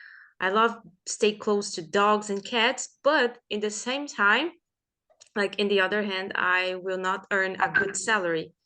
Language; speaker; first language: English; non-native, fluent; Portuguese